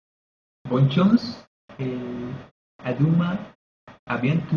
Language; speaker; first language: French; non-native, learner; Spanish